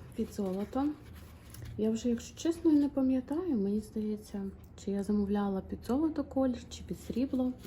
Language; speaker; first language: Ukrainian; non-native, local second language; Russian